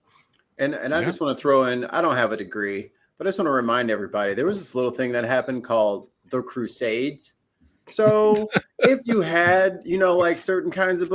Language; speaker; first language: English; native; English